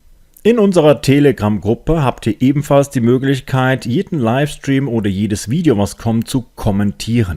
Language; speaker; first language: German; native; German